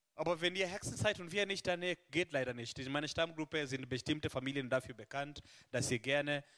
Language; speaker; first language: German; non-native, fluent; Swahili